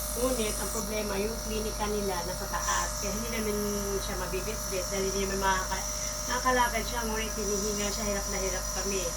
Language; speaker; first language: Filipino; native; Filipino